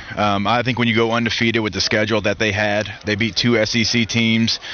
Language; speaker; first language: English; native; English